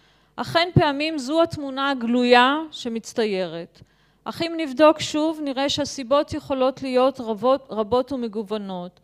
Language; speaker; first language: Hebrew; native; Hebrew